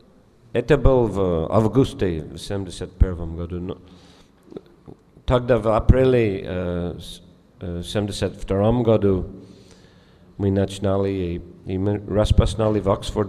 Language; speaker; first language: Russian; non-native, fluent; English